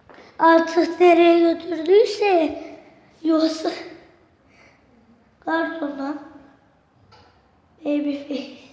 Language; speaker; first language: Turkish; native; Turkish